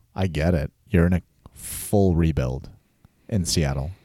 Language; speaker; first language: English; native; English